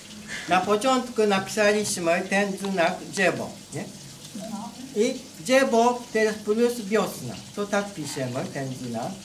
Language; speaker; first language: Polish; non-native, learner; Japanese